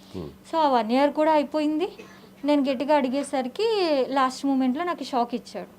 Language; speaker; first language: Telugu; native; Telugu